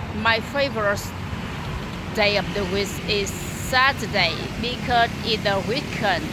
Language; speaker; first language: English; non-native, learner; Vietnamese